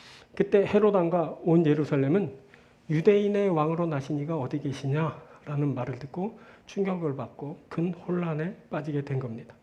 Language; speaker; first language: Korean; native; Korean